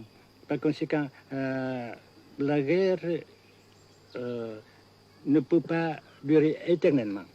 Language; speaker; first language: French; non-native, fluent; Vietnamese